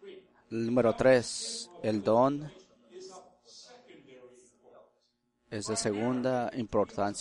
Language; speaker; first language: Spanish; early bilingual, heritage; Spanish